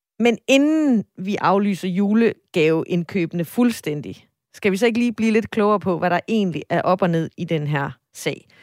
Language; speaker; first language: Danish; native; Danish